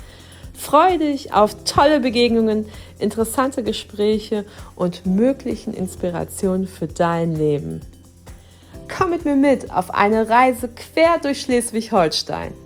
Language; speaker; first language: German; native; German